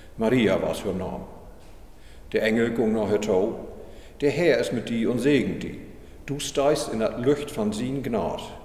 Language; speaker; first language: German; native; German